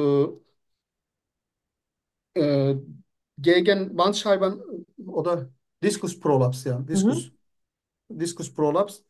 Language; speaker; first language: German; non-native, fluent; Turkish